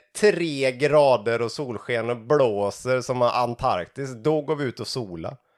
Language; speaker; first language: Swedish; native; Swedish